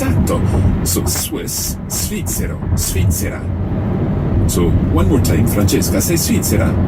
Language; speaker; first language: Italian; non-native, fluent; English